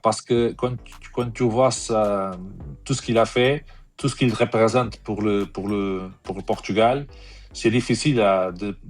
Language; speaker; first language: French; non-native, fluent; Portuguese